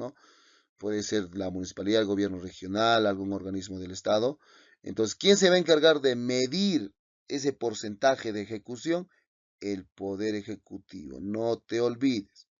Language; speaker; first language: Spanish; native; Spanish